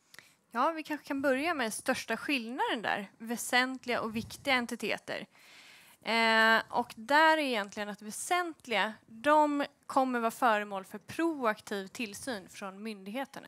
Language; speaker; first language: Swedish; native; Swedish